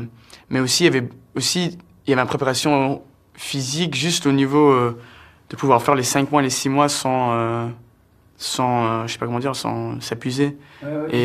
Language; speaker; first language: French; early bilingual, heritage; French